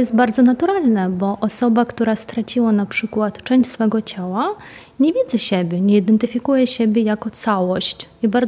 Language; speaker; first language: Polish; non-native, fluent; Ukrainian